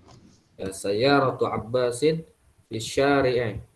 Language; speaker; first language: Arabic; non-native, fluent; Indonesian